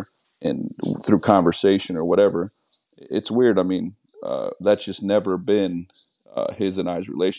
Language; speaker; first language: English; native; English